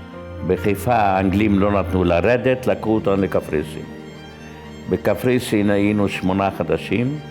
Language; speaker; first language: Hebrew; non-native, fluent; Yiddish